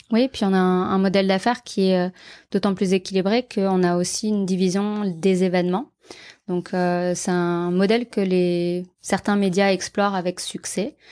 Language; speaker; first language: French; native; French